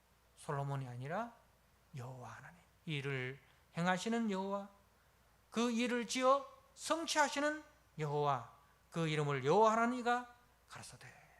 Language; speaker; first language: Korean; native; Korean